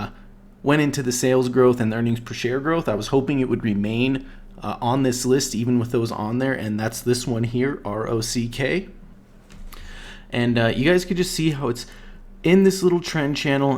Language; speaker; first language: English; native; English